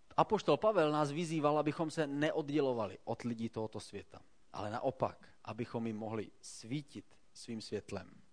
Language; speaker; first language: Czech; native; Czech